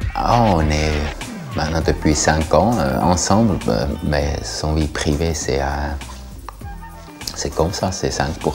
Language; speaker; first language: French; non-native, learner; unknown